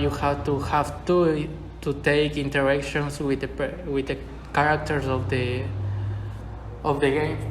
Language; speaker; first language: English; non-native, learner; Spanish